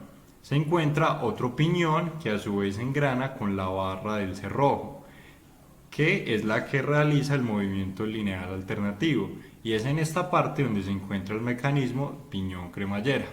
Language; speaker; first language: Spanish; native; Spanish